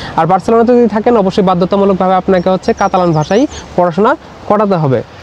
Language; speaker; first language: Bangla; native; Bangla